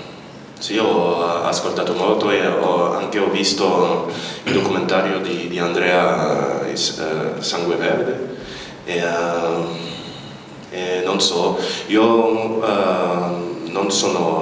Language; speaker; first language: Italian; non-native, fluent; French